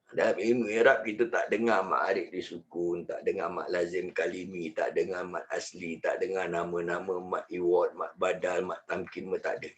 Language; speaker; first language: Malay; native; Malay